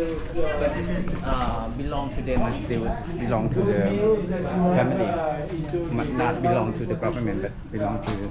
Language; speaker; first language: English; non-native, learner; Thai